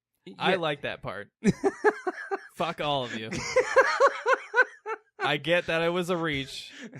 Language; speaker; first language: English; native; English